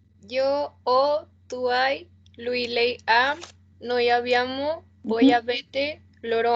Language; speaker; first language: Italian; non-native, learner; Spanish